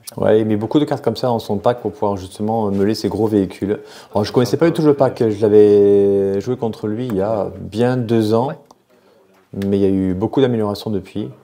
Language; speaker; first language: French; native; French